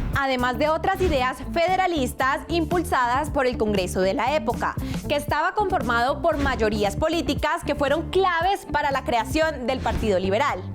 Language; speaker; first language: Spanish; native; Spanish